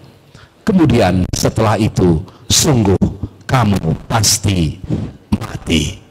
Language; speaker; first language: Indonesian; native; Indonesian